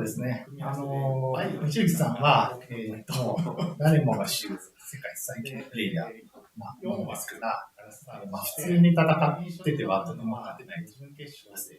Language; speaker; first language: Japanese; native; Japanese